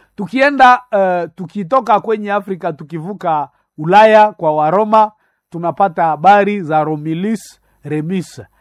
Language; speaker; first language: Swahili; non-native, local second language; Nande